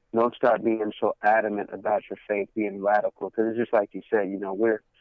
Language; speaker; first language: English; native; English